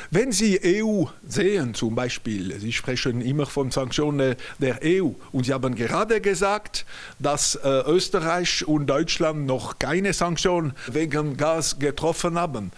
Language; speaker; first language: German; non-native, local second language; French